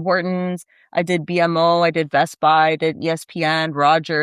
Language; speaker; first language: English; native; English